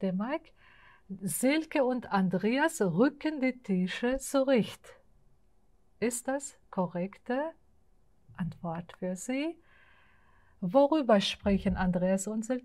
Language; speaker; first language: German; non-native, fluent; Uzbek